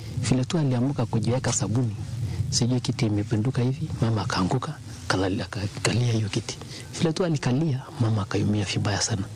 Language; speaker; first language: Swahili; non-native, local second language; Masai